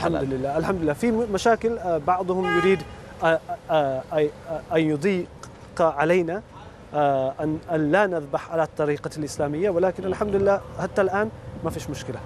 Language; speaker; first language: Arabic; non-native, learner; Urdu